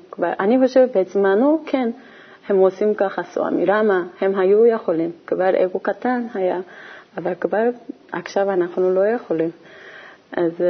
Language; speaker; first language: Hebrew; non-native, learner; Korean